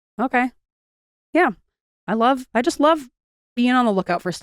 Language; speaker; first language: English; native; English